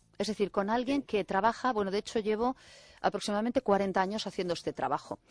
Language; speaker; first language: Spanish; native; Spanish